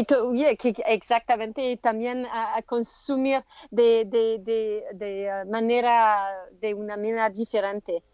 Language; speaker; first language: Spanish; non-native, learner; French